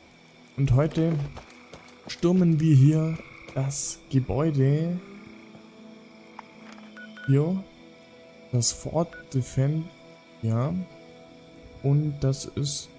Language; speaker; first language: German; native; German